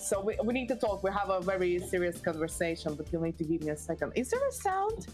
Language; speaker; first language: English; non-native, fluent; Russian